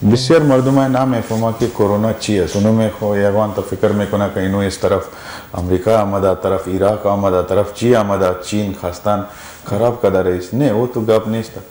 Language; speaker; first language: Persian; non-native, learner; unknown